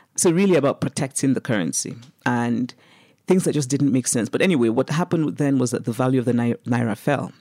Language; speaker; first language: English; non-native, local second language; Igbo